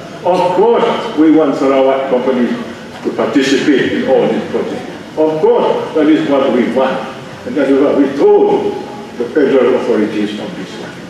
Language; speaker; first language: English; non-native, local second language; Malay